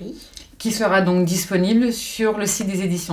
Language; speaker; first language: French; native; French